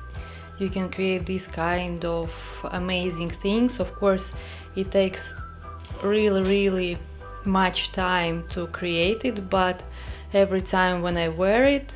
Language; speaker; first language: English; non-native, fluent; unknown